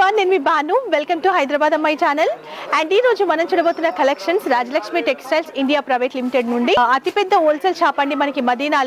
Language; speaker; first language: Telugu; native; Telugu